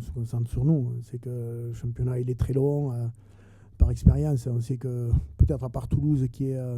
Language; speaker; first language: French; native; French